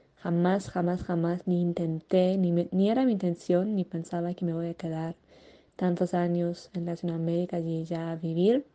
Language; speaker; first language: Spanish; non-native, fluent; Persian